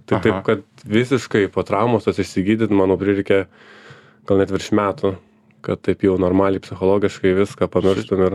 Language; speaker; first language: Lithuanian; native; Lithuanian